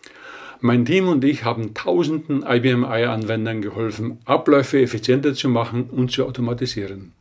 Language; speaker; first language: German; native; German